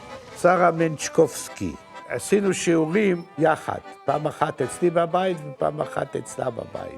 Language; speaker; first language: Hebrew; non-native, fluent; Yiddish